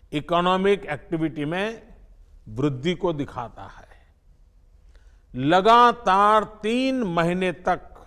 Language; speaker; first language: Hindi; non-native, local second language; Gujarati